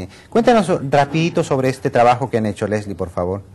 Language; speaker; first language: Spanish; native; Spanish